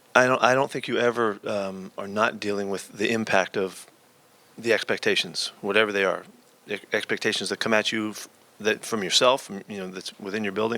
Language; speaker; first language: English; native; English